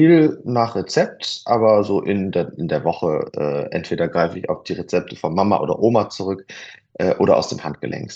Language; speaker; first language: German; native; German